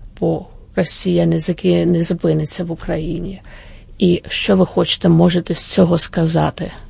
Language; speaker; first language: Ukrainian; native; Ukrainian